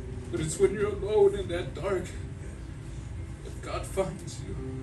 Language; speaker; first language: English; early bilingual, other home language; Spanish